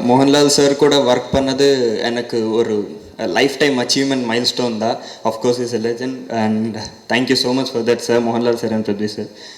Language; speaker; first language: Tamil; non-native, learner; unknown